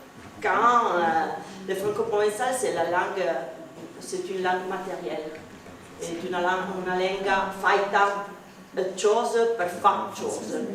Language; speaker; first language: French; non-native, fluent; Italian